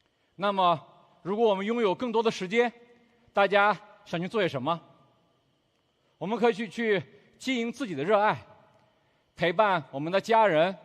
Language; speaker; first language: Chinese; native; Chinese